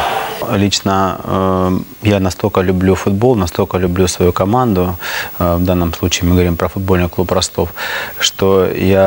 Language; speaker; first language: Russian; native; Russian